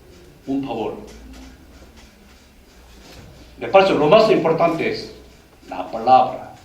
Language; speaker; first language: Spanish; non-native, learner; Korean